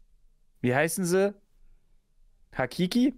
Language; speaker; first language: German; native; German